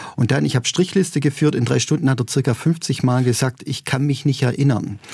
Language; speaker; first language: German; native; German